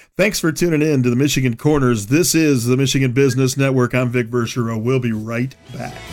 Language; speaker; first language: English; native; English